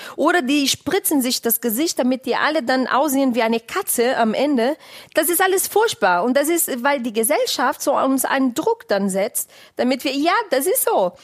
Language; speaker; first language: German; non-native, fluent; Portuguese